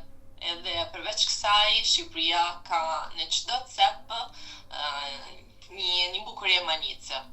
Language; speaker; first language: Albanian; non-native, fluent; Italian